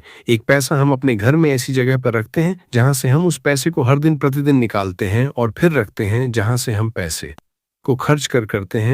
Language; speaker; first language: Hindi; native; Hindi